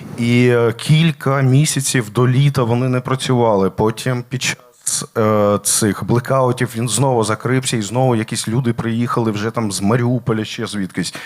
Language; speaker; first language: Ukrainian; non-native, local second language; Russian